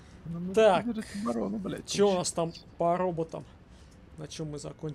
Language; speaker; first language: Russian; native; Russian